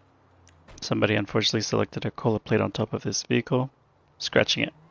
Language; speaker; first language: English; native; English